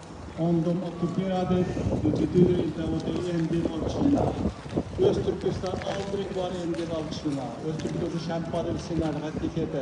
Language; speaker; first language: Swedish; non-native, fluent; Uyghur